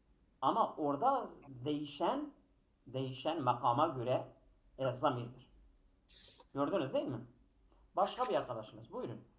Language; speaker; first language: Turkish; native; Turkish